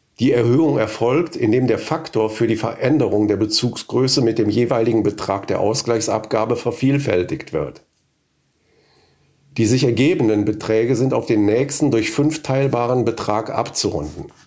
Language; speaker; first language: German; native; German